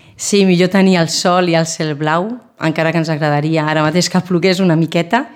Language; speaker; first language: Catalan; non-native, local second language; Spanish